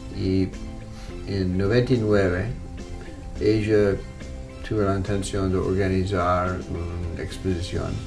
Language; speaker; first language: Spanish; non-native, fluent; English